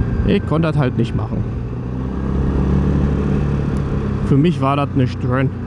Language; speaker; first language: German; native; German